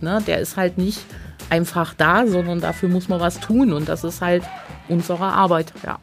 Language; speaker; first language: German; native; German